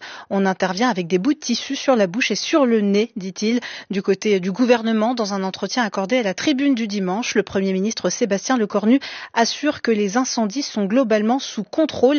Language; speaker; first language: French; native; French